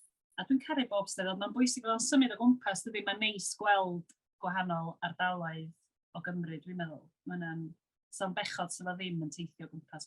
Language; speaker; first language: Welsh; native; Welsh